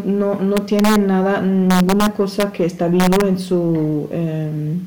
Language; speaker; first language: Spanish; non-native, learner; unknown